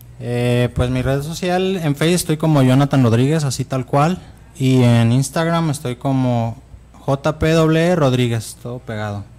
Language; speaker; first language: Spanish; native; Spanish